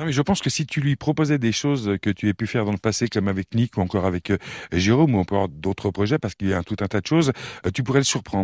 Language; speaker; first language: French; native; French